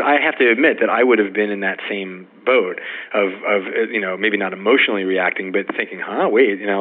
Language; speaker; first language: English; native; English